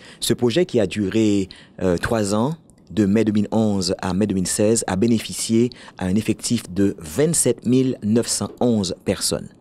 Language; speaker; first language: French; non-native, local second language; Haitian Creole